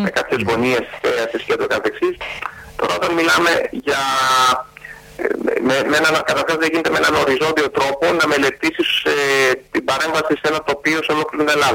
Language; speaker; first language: Greek; native; Greek